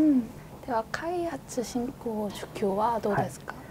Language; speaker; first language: Japanese; non-native, learner; Korean